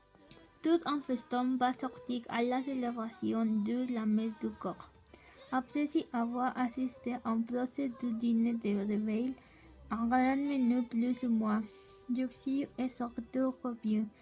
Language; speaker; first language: French; non-native, learner; Spanish